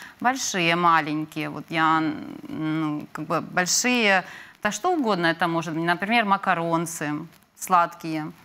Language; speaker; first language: Russian; native; Russian